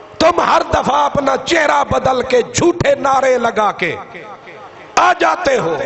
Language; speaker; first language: Urdu; non-native, local second language; Punjabi